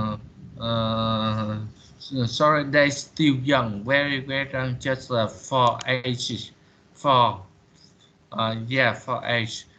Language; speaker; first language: English; non-native, learner; Vietnamese